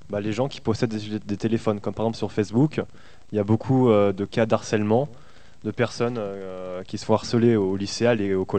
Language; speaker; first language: French; native; French